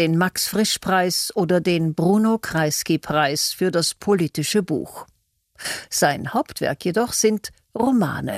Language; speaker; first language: German; native; German